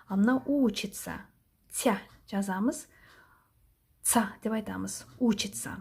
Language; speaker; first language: Russian; non-native, local second language; Kazakh